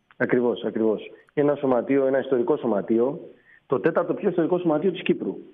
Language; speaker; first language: Greek; native; Greek